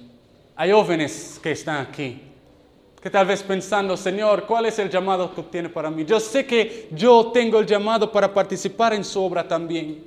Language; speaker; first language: Spanish; non-native, learner; English